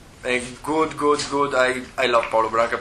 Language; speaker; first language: English; non-native, learner; Italian